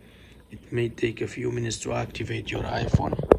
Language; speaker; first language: English; non-native, fluent; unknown